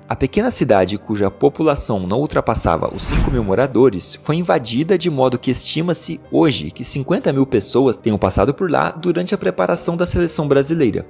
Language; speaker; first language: Portuguese; native; Portuguese